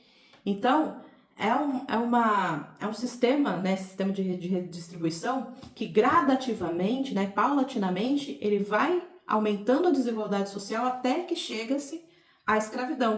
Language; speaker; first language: Portuguese; native; Portuguese